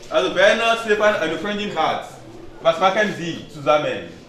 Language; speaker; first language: German; non-native, learner; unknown